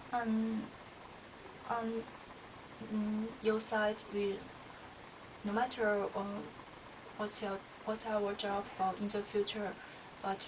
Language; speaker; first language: English; non-native, learner; Chinese